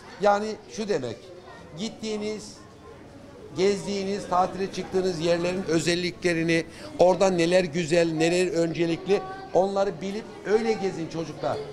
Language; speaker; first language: Turkish; native; Turkish